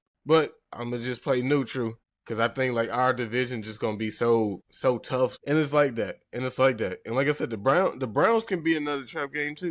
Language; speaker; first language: English; native; English